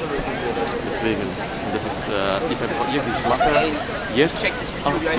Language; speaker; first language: German; non-native, learner; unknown